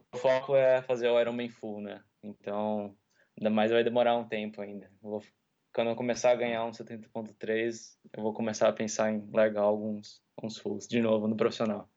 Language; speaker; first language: Portuguese; native; Portuguese